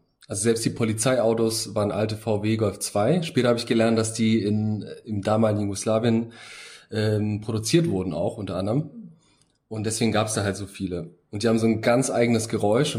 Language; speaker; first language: German; early bilingual, other home language; Bosnian